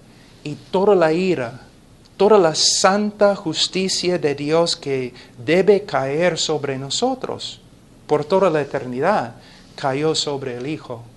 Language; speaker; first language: Spanish; non-native, fluent; English